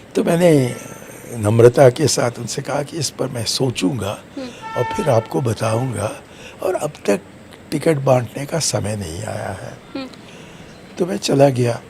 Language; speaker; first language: Hindi; non-native, local second language; Tamil